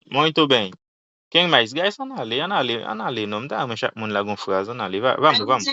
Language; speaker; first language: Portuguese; non-native, fluent; Haitian Creole